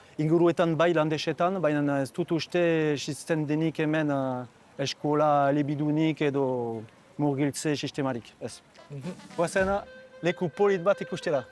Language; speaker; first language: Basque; non-native, local second language; French